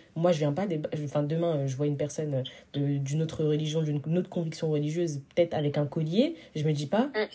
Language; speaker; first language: French; early bilingual, other home language; Wolof